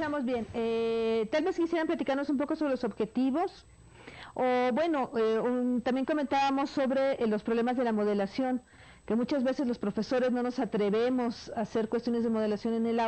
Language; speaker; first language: Spanish; native; Spanish